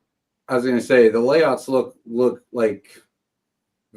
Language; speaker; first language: English; native; English